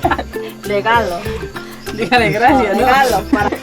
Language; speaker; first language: Spanish; non-native, learner; Korean